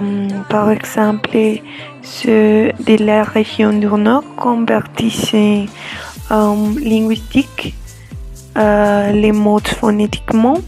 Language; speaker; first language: French; non-native, learner; Spanish